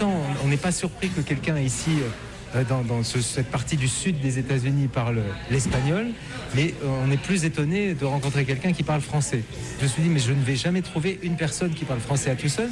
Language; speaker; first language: French; native; French